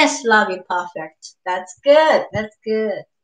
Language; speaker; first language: English; non-native, learner; Japanese